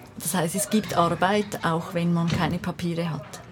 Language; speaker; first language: German; native; German